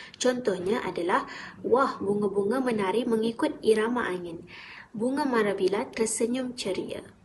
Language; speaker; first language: Malay; native; Malay